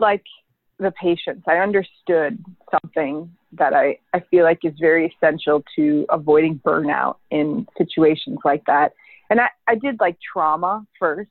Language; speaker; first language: English; native; English